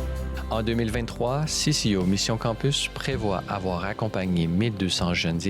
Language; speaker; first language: French; native; French